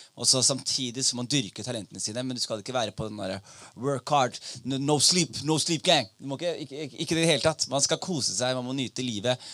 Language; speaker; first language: Norwegian; early bilingual, other home language; Somali